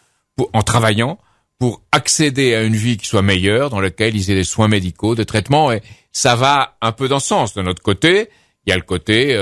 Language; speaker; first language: French; native; French